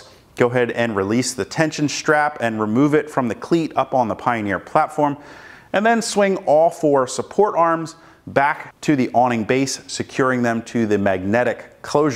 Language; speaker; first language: English; native; English